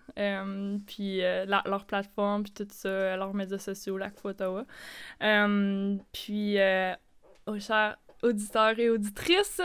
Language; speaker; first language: French; native; French